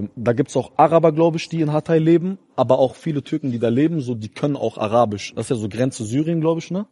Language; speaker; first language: German; early bilingual, other home language; Turkish